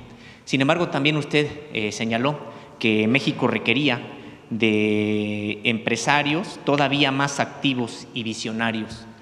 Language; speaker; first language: Spanish; native; Spanish